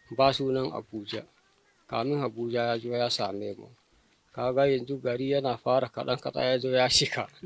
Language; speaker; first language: Hausa; non-native, local second language; Fula